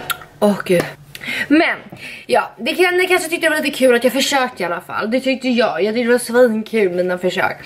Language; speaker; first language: Swedish; native; Swedish